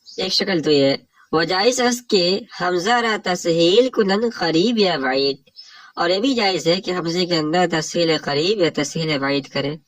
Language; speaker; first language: Urdu; native; Urdu